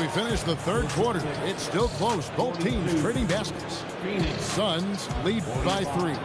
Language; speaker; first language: English; native; English